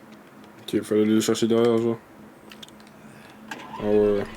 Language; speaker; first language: French; native; French